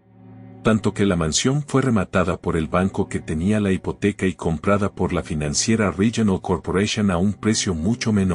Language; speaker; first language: Spanish; native; Spanish